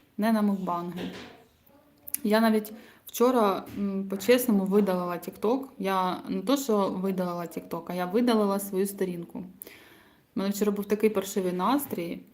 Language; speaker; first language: Ukrainian; non-native, local second language; Russian